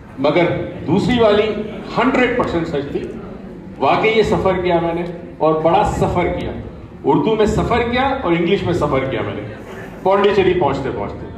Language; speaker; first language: Urdu; native; Urdu